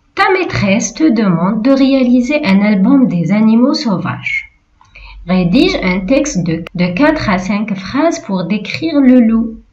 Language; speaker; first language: French; non-native, local second language; Arabic